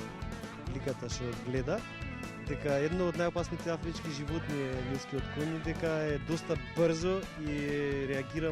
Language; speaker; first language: Macedonian; native; Macedonian